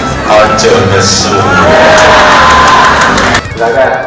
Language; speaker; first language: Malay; non-native, local second language; Javanese